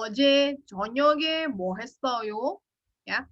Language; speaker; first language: Korean; non-native, fluent; Indonesian